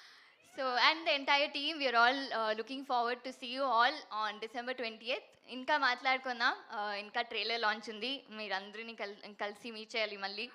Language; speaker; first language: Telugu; non-native, fluent; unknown